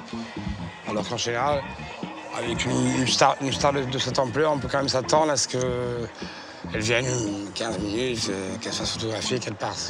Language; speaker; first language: French; native; French